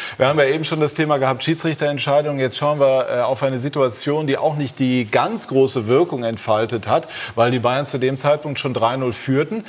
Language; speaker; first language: German; native; German